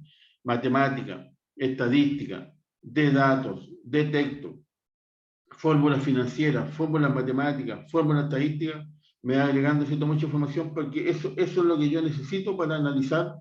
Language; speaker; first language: Spanish; native; Spanish